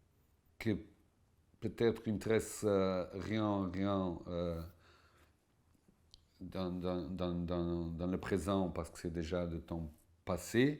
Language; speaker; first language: French; non-native, fluent; Portuguese